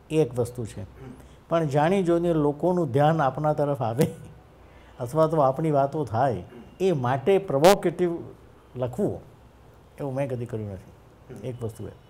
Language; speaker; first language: Gujarati; native; Gujarati